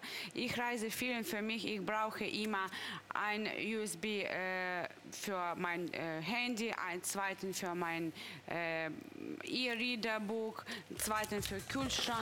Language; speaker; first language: German; non-native, fluent; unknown